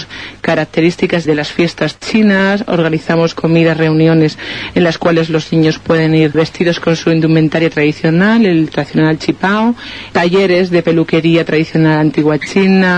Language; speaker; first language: Spanish; native; Spanish